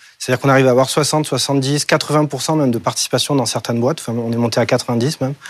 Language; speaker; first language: French; native; French